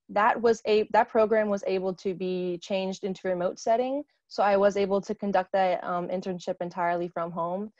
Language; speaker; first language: English; native; English